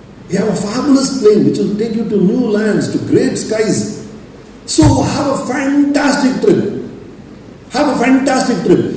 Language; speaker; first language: English; non-native, local second language; Kannada